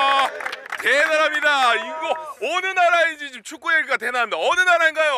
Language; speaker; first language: Korean; native; Korean